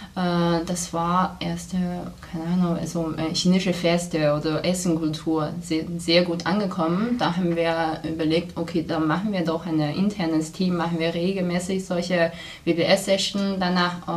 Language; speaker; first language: German; non-native, fluent; Chinese